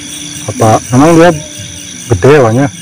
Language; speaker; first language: Indonesian; native; Indonesian